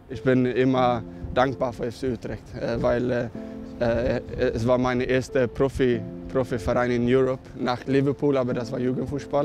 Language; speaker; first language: Dutch; non-native, fluent; Swedish